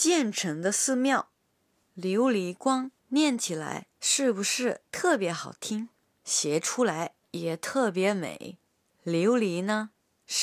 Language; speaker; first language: Chinese; non-native, fluent; Japanese